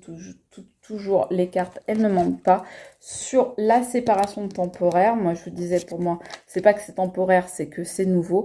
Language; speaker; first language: French; native; French